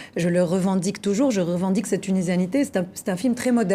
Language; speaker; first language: French; non-native, local second language; Arabic